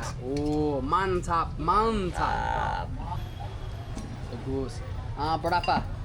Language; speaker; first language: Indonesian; non-native, learner; English